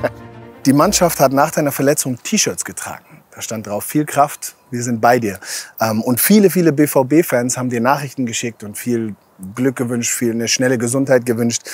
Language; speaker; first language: German; native; German